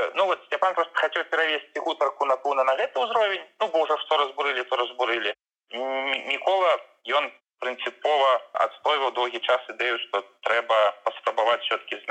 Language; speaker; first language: Belarusian; non-native, local second language; Russian